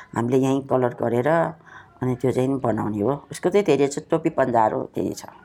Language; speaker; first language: Nepali; non-native, local second language; Newari